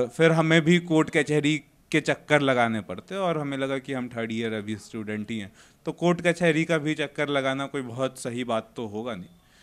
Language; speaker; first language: Hindi; native; Hindi